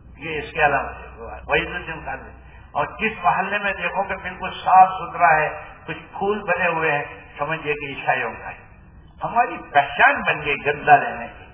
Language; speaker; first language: Urdu; non-native, local second language; Gujarati